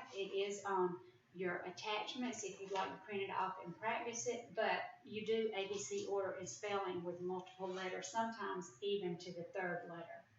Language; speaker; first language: English; native; English